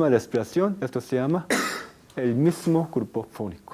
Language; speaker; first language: Spanish; non-native, fluent; Korean